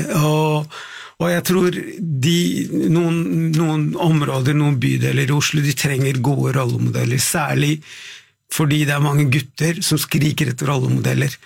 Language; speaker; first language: Norwegian; early bilingual, other home language; Tamil